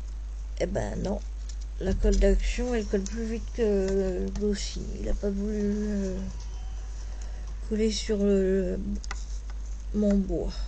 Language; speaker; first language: French; native; French